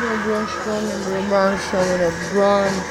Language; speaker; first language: English; native; English